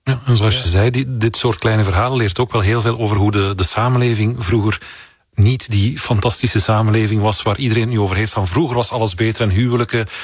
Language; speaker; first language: Dutch; native; Dutch